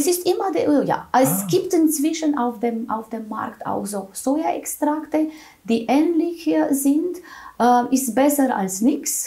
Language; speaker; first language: German; non-native, fluent; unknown